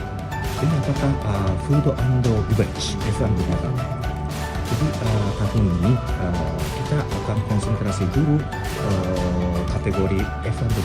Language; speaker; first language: Indonesian; non-native, learner; Japanese